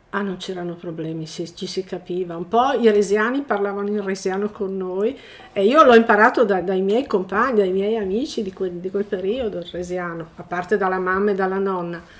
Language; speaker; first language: Italian; native; Italian